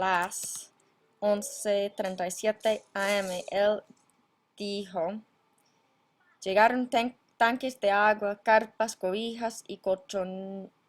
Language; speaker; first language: Spanish; non-native, fluent; English